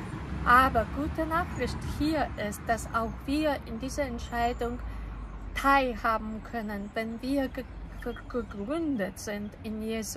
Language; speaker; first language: German; non-native, fluent; Polish